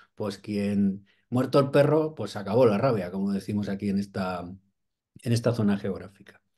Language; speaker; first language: Spanish; native; Spanish